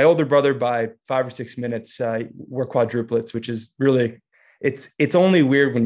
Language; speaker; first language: English; native; English